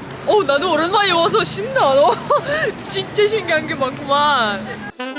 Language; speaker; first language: Korean; non-native, fluent; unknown